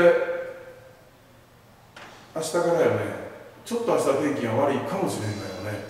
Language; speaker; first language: Japanese; native; Japanese